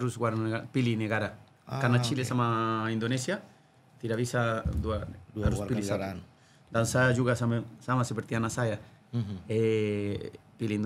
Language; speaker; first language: Indonesian; non-native, learner; Spanish